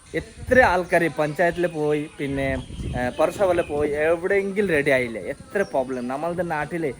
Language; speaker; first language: Malayalam; non-native, learner; Bangla